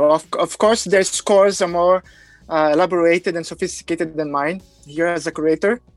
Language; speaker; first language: English; non-native, fluent; Portuguese